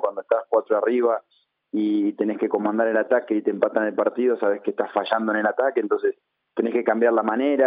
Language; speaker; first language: Spanish; native; Spanish